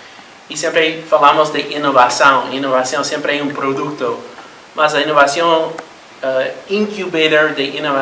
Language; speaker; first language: Portuguese; non-native, learner; Spanish